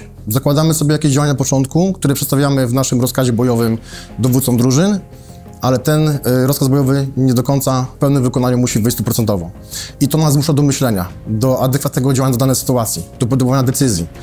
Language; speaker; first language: Polish; native; Polish